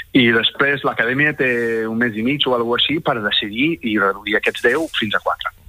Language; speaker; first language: Catalan; non-native, fluent; English